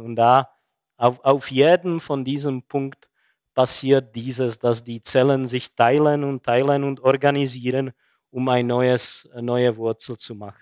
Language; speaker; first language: German; non-native, fluent; Czech